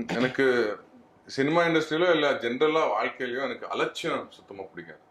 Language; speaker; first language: Tamil; non-native, fluent; Kannada